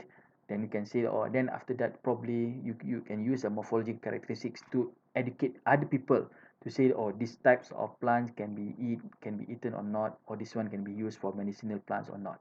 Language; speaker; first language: English; non-native, fluent; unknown